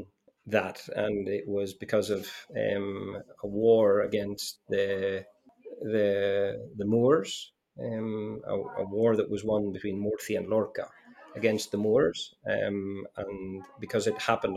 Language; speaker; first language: English; native; English